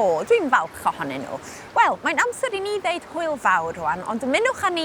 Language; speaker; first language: Welsh; native; Welsh